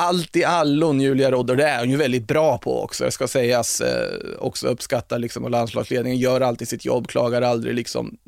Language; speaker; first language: Swedish; native; Swedish